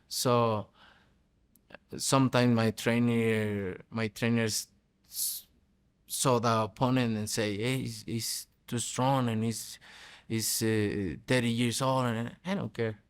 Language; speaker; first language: English; non-native, fluent; Spanish